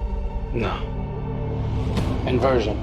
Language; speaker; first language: English; native; English